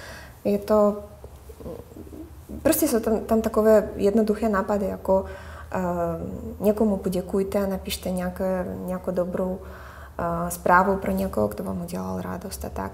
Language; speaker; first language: Czech; non-native, fluent; Russian